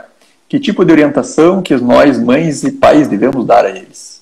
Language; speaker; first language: Portuguese; native; Portuguese